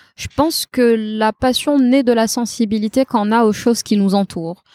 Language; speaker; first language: French; non-native, local second language; Kabyle